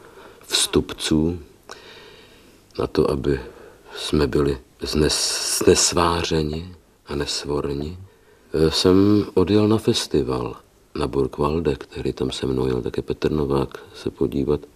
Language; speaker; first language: Czech; native; Czech